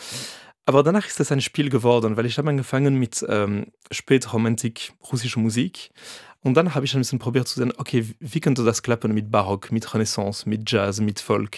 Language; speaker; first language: German; non-native, fluent; French